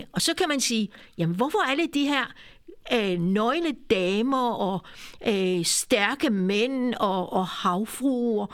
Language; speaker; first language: Danish; non-native, fluent; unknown